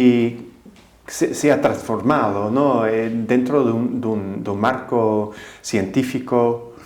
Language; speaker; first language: Spanish; non-native, fluent; English